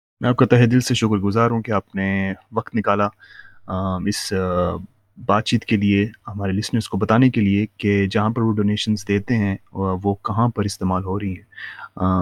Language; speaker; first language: Urdu; native; Urdu